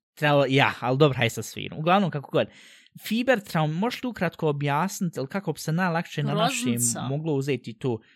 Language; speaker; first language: Bosnian; early bilingual, heritage; Bosnian